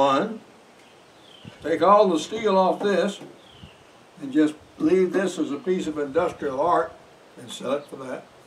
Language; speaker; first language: English; native; English